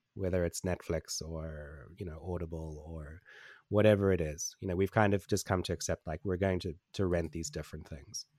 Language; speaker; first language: English; native; English